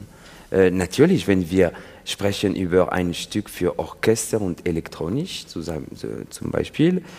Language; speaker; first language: German; non-native, learner; French